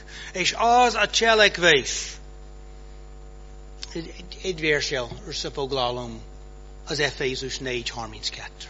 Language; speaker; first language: Hungarian; non-native, fluent; English